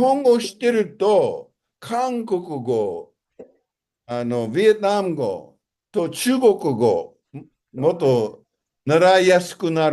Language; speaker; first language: Japanese; non-native, fluent; English